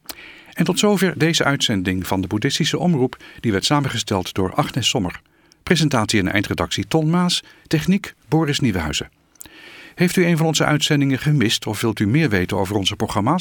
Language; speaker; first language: Dutch; native; Dutch